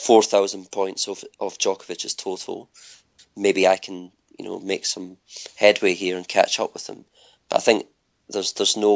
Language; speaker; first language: English; native; English